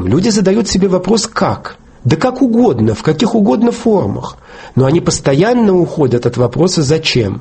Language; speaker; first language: Russian; native; Russian